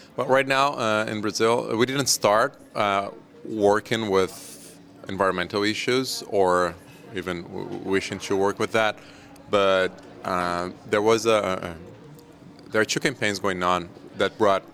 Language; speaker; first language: English; non-native, fluent; Portuguese